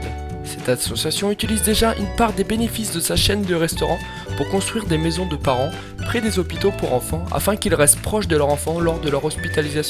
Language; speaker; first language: French; native; French